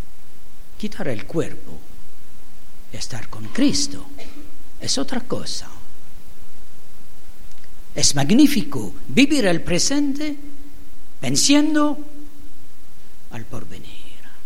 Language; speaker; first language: Spanish; non-native, learner; French